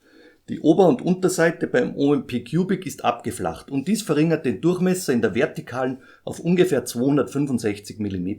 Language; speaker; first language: German; native; German